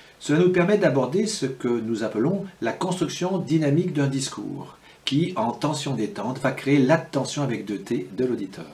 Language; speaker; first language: French; native; French